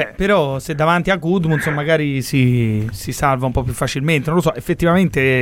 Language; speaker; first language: Italian; native; Italian